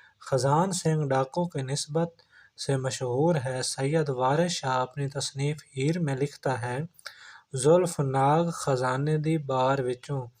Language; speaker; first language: Urdu; non-native, local second language; Punjabi